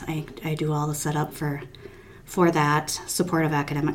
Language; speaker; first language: English; native; English